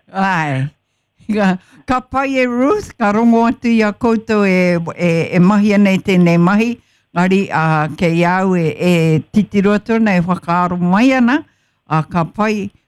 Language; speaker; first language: Māori; non-native, local second language; English